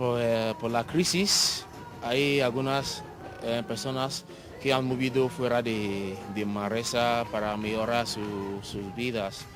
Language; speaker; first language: Spanish; non-native, learner; Yoruba